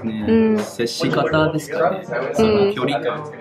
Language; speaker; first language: Japanese; early bilingual, other home language; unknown